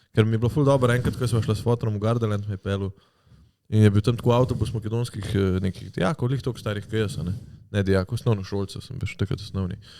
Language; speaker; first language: Slovenian; early bilingual, other home language; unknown